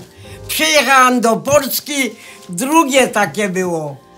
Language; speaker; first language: Polish; early bilingual, heritage; Polish